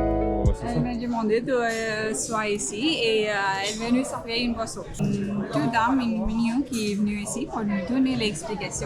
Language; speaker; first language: French; non-native, fluent; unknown